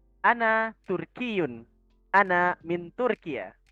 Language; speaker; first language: Arabic; non-native, fluent; Indonesian